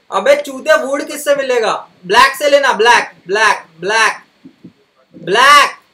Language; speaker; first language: Hindi; non-native, local second language; Marathi